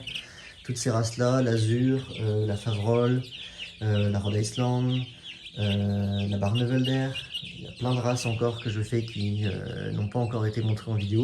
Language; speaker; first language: French; native; French